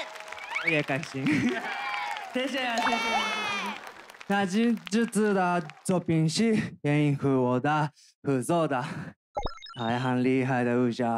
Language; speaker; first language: Chinese; non-native, learner; Japanese